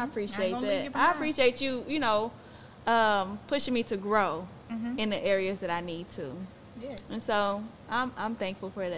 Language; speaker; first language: English; native; English